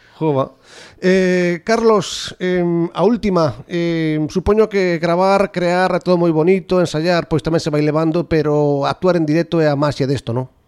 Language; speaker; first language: Galician; native; Galician